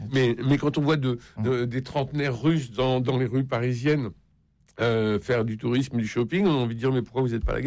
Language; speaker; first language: French; native; French